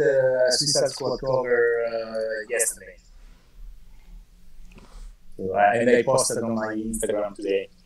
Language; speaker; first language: English; non-native, fluent; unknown